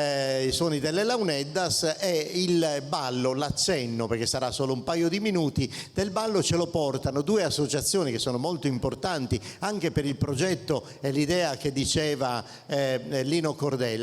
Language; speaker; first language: Italian; native; Italian